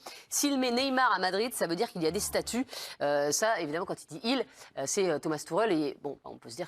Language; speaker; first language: French; native; French